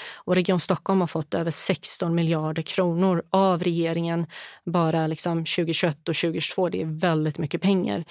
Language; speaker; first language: Swedish; early bilingual, other home language; Bosnian